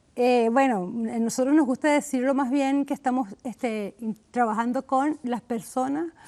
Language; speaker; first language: Spanish; native; Spanish